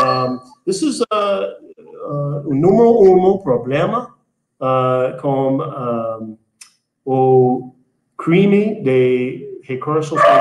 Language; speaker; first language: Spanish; non-native, learner; English